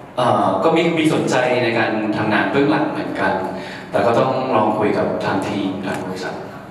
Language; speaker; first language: Thai; early bilingual, heritage; Thai